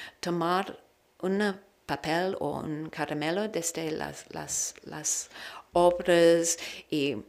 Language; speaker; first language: Spanish; non-native, learner; English